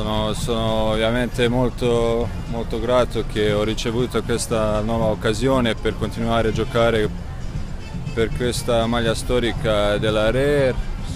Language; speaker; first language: Italian; non-native, fluent; Croatian